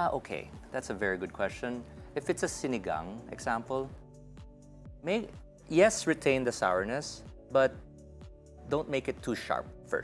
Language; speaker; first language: English; non-native, local second language; Hiligaynon